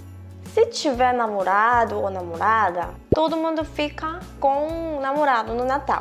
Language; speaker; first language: Portuguese; non-native, fluent; Korean